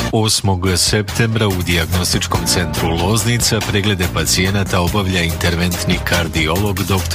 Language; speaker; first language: Serbian; native; Serbian